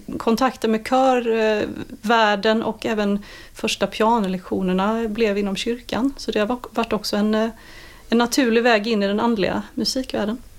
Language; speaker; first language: Swedish; native; Swedish